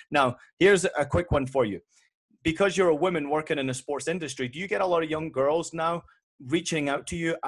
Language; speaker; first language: English; native; English